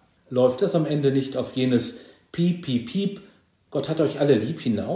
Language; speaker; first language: German; native; German